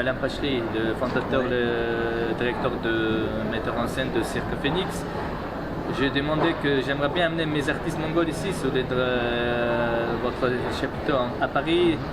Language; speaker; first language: French; non-native, fluent; Mongolian